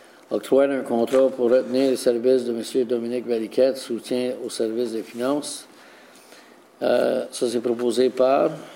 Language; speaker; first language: French; native; French